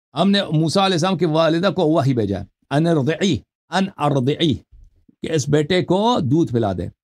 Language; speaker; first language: Urdu; non-native, fluent; Persian